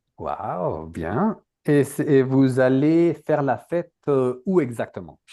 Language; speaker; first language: French; native; French